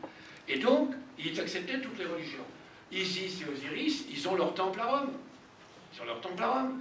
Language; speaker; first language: French; native; French